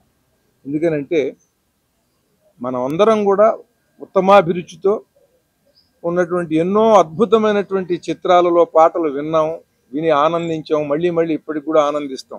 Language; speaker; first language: Telugu; native; Telugu